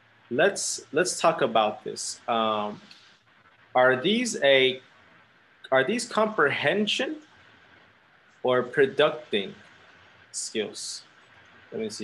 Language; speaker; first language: English; early bilingual, other home language; Spanish